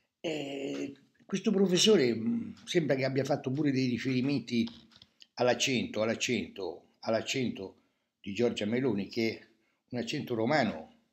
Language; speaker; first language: Italian; native; Italian